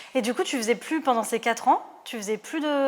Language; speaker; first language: French; native; French